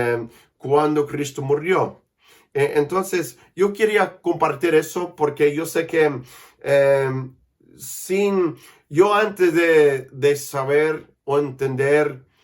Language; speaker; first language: Spanish; non-native, fluent; English